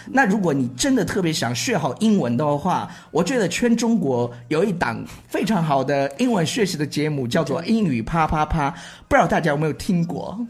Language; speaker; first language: Chinese; native; Chinese